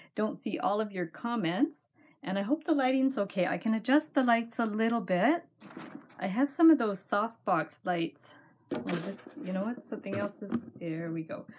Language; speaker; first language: English; native; English